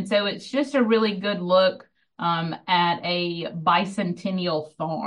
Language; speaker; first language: English; native; English